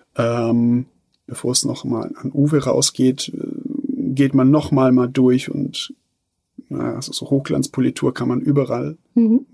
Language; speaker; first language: German; non-native, fluent; Bosnian